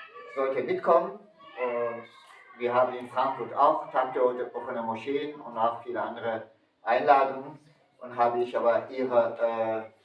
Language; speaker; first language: German; early bilingual, other home language; Turkish